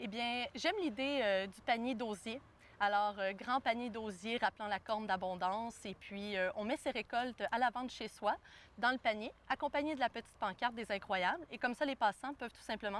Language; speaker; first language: French; native; French